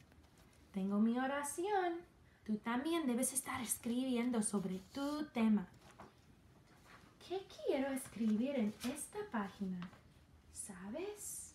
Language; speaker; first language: Spanish; non-native, fluent; English